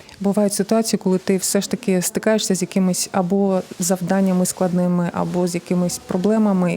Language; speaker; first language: Ukrainian; native; Ukrainian